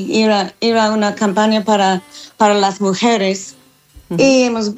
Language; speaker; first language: Spanish; non-native, learner; English